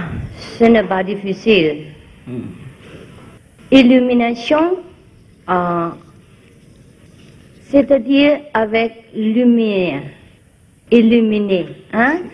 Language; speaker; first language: French; non-native, fluent; Vietnamese